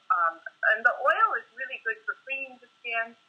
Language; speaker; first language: English; native; English